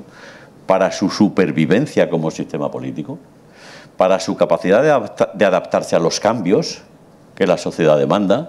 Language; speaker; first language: Spanish; native; Spanish